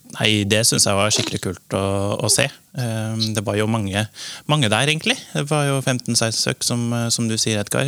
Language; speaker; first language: Norwegian; non-native, fluent; Dutch